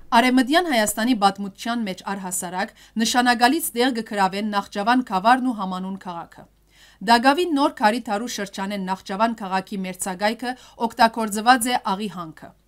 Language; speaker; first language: Armenian; early bilingual, heritage; Armenian